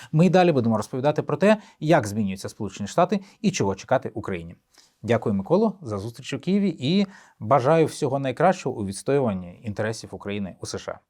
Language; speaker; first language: Ukrainian; native; Ukrainian